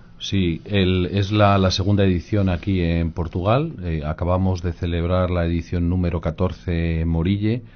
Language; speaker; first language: Spanish; native; Spanish